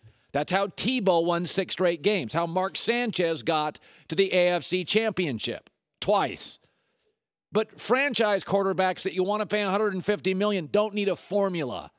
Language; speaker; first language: English; native; English